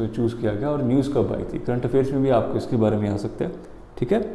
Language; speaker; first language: Hindi; native; Hindi